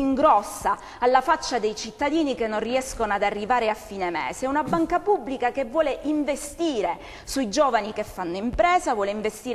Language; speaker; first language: Italian; native; Italian